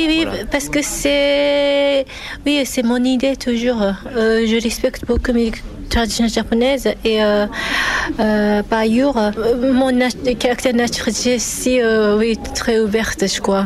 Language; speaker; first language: French; non-native, fluent; Japanese